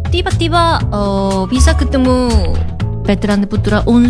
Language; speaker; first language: Indonesian; non-native, learner; Korean